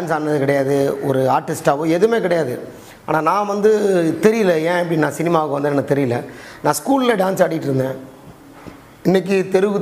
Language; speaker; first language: Tamil; native; Tamil